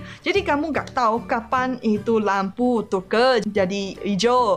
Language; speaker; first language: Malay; non-native, local second language; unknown